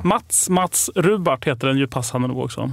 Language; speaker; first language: Swedish; native; Swedish